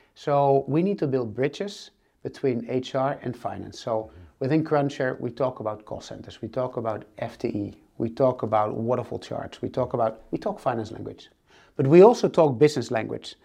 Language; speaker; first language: English; non-native, fluent; Dutch